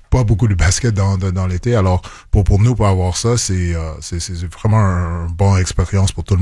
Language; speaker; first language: French; non-native, local second language; English